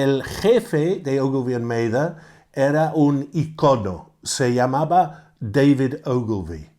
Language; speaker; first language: Spanish; non-native, fluent; English